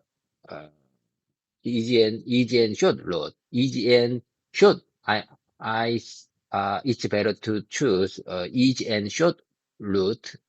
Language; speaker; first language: English; non-native, learner; Korean